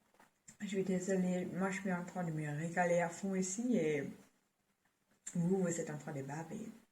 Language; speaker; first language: French; non-native, fluent; German